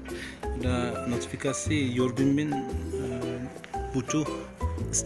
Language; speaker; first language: Indonesian; non-native, learner; Turkish